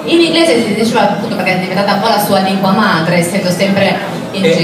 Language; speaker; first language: Italian; native; Italian